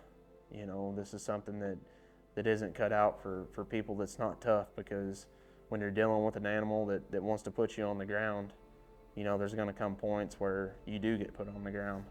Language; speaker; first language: English; native; English